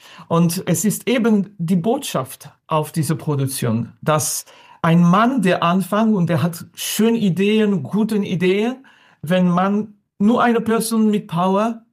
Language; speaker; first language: German; non-native, learner; French